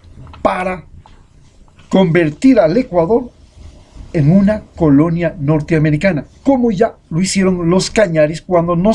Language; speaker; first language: Spanish; native; Spanish